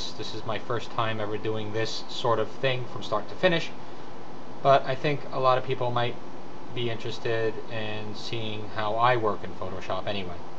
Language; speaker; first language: English; native; English